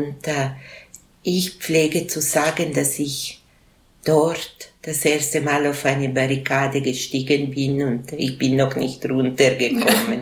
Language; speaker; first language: German; non-native, local second language; Italian